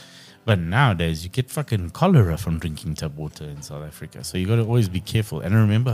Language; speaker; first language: English; native; English